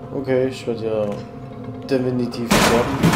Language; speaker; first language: German; native; German